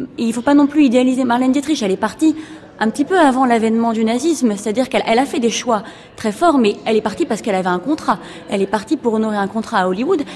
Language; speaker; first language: French; native; French